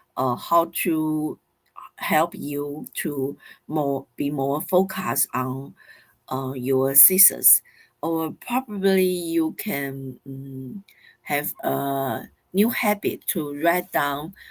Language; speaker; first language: English; non-native, fluent; Chinese